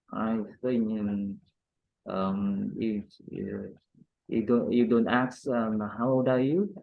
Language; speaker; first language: English; non-native, learner; Vietnamese